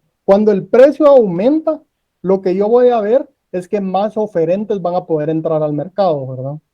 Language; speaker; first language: Spanish; native; Spanish